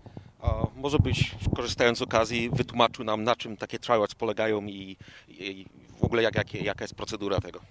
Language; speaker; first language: Polish; native; Polish